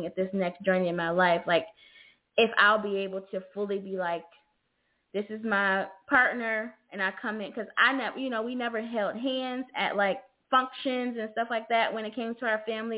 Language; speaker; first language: English; native; English